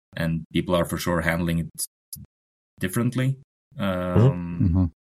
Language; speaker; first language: English; non-native, fluent; Norwegian